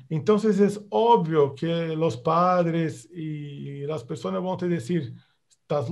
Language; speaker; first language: Spanish; non-native, fluent; Portuguese